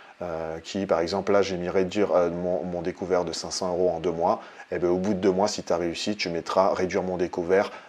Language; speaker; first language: French; native; French